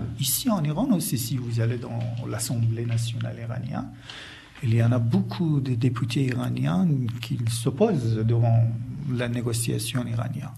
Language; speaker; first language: French; non-native, fluent; Persian